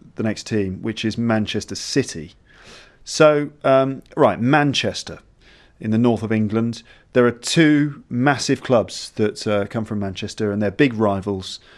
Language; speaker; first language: English; native; English